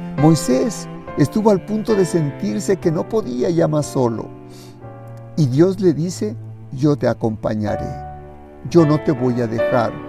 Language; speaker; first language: Spanish; native; Spanish